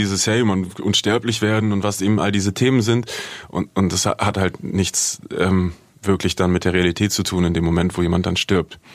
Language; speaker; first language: German; native; German